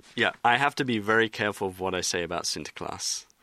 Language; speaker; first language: English; native; English